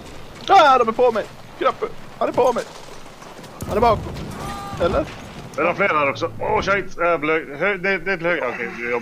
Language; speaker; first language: Swedish; native; Swedish